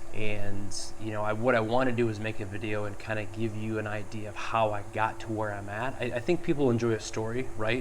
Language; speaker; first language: English; native; English